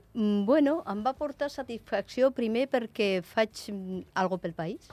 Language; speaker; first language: Catalan; non-native, local second language; Spanish